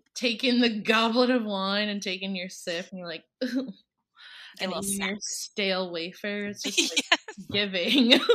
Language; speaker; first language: English; early bilingual, other home language; Filipino